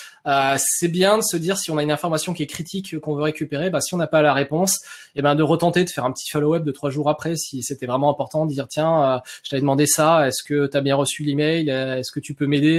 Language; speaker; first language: French; native; French